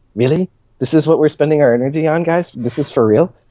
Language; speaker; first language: English; native; English